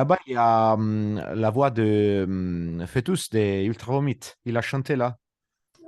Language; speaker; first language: French; non-native, fluent; Italian